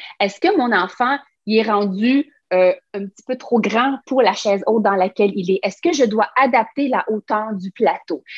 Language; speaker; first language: French; native; French